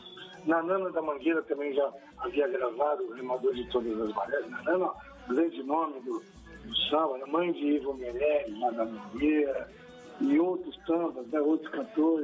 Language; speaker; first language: Portuguese; native; Portuguese